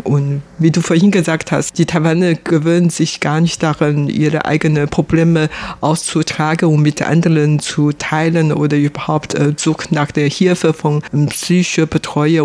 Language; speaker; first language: German; non-native, fluent; Chinese